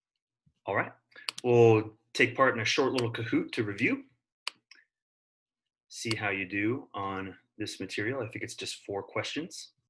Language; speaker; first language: English; native; English